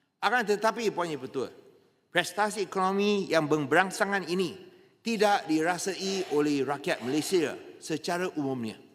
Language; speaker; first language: Malay; non-native, local second language; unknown